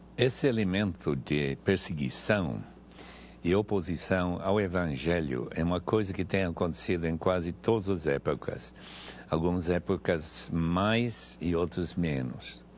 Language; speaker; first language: Portuguese; non-native, fluent; English